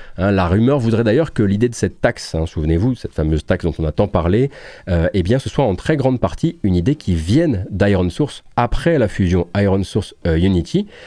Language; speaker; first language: French; native; French